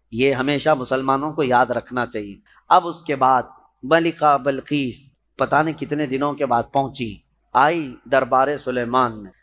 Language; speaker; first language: Urdu; native; Urdu